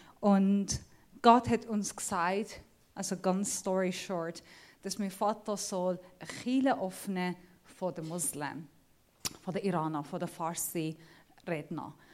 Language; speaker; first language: German; non-native, fluent; Assyrian Neo-Aramaic